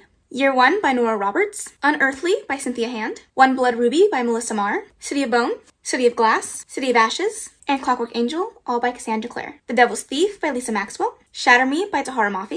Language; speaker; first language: English; native; English